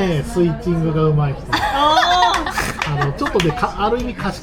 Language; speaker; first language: Japanese; native; Japanese